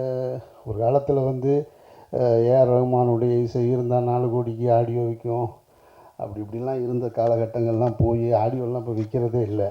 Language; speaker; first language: Tamil; native; Tamil